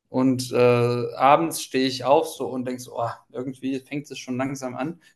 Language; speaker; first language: German; early bilingual, other home language; Ukrainian